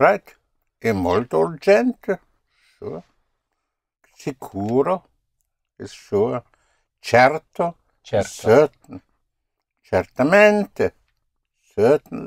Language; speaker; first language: Italian; non-native, fluent; English